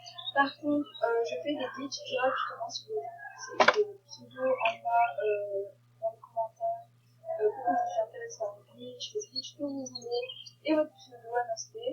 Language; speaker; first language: French; native; French